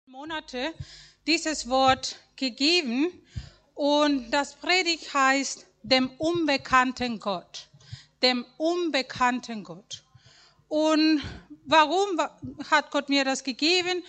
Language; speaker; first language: German; non-native, learner; Spanish